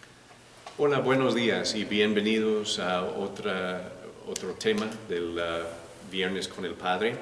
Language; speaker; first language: Spanish; non-native, learner; English